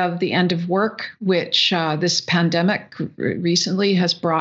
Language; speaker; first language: English; native; English